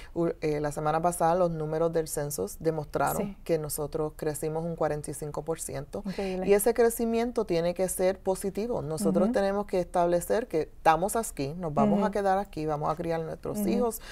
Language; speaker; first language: Spanish; early bilingual, heritage; Spanish